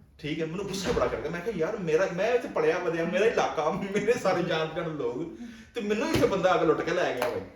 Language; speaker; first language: Punjabi; native; Punjabi